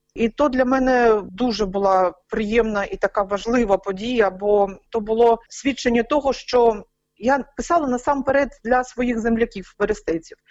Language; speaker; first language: Ukrainian; native; Ukrainian